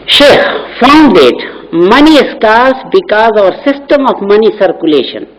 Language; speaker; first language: English; non-native, local second language; Urdu